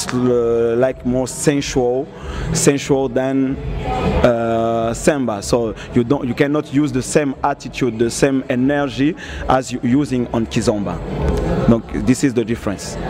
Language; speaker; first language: English; non-native, learner; Portuguese